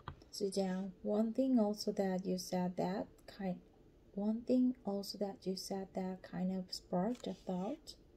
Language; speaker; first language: English; non-native, learner; Korean